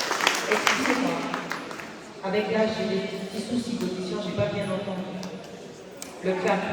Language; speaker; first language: French; native; French